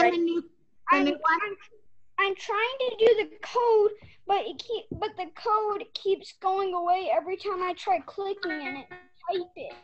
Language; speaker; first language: English; native; English